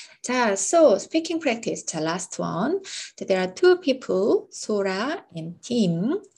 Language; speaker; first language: English; non-native, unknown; Korean